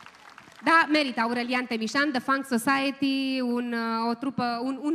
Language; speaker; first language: Romanian; native; Romanian